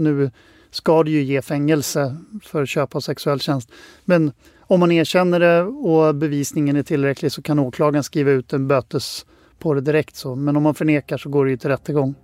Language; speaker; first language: Swedish; native; Swedish